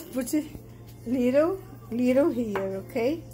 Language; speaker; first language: English; non-native, learner; Portuguese